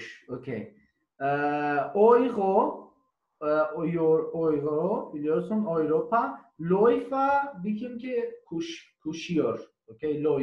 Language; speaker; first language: Turkish; non-native, learner; German